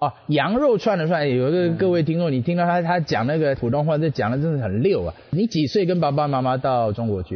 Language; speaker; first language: Chinese; native; Chinese